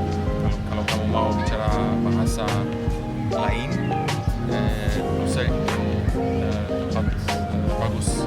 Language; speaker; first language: Indonesian; non-native, fluent; Polish